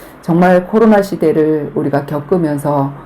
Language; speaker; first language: Korean; native; Korean